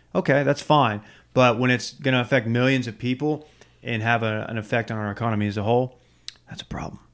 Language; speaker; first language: English; native; English